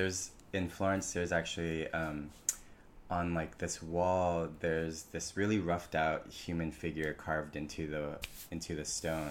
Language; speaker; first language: English; native; English